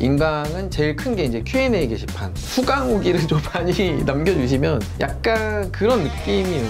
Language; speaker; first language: Korean; native; Korean